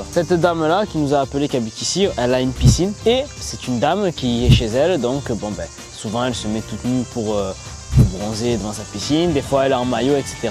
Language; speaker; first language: French; native; French